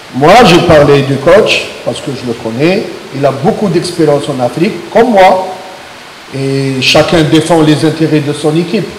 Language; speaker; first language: French; non-native, local second language; Arabic